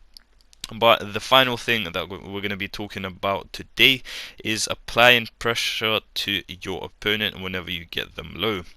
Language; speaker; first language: English; native; English